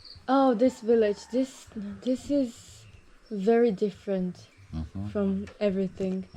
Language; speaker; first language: English; non-native, fluent; Japanese